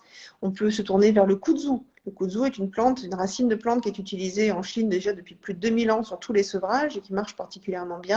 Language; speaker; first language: French; native; French